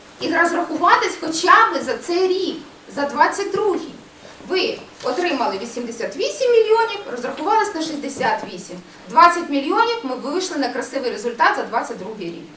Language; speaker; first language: Ukrainian; native; Ukrainian